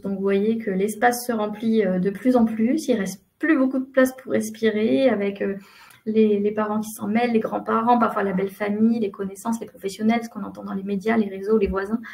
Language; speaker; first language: French; native; French